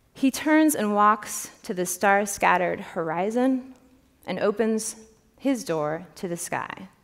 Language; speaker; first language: English; native; English